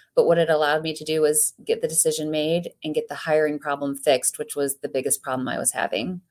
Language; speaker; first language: English; native; English